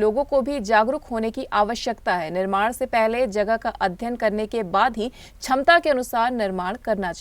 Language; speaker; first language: Hindi; native; Hindi